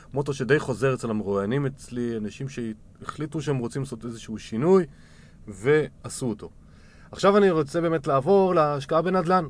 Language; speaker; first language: Hebrew; native; Hebrew